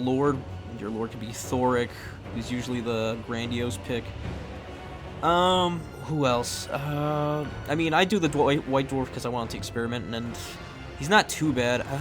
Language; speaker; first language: English; native; English